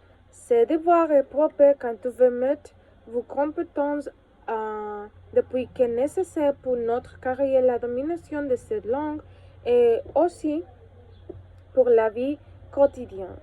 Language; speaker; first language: French; non-native, learner; Spanish